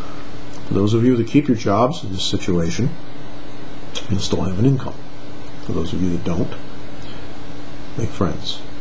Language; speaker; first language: English; native; English